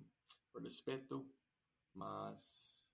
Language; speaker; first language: Spanish; non-native, learner; English